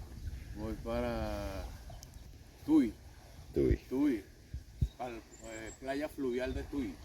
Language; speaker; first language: Spanish; native; Spanish